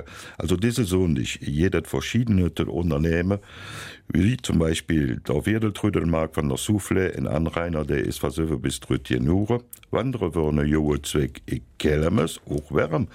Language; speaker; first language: German; native; German